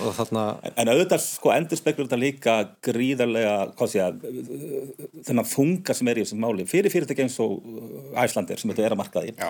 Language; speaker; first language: Icelandic; native; Icelandic